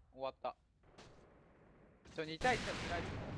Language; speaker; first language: Japanese; native; Japanese